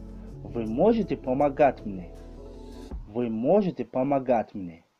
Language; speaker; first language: Russian; non-native, learner; Tajik